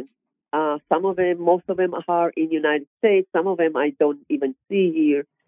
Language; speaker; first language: English; non-native, learner; Hebrew